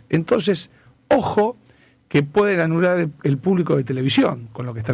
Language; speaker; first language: Spanish; native; Spanish